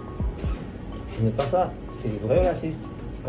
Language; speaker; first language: French; non-native, learner; Japanese